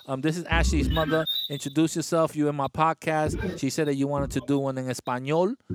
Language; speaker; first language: English; early bilingual, other home language; Spanish